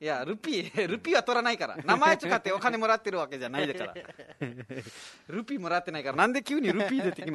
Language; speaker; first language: Japanese; non-native, fluent; Nepali